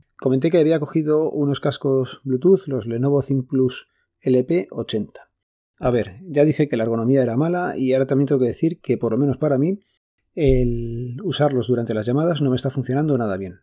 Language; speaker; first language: Spanish; native; Spanish